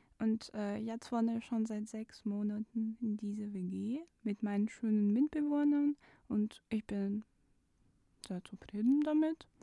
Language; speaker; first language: German; non-native, fluent; Russian